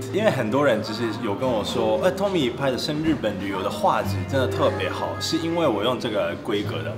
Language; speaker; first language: Chinese; non-native, fluent; Japanese